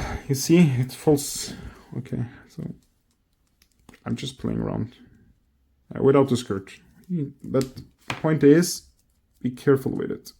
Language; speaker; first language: English; non-native, fluent; Norwegian